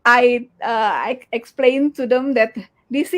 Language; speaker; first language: English; non-native, learner; Indonesian